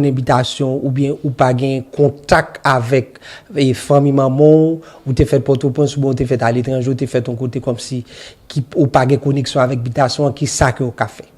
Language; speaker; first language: Haitian Creole; native; Haitian Creole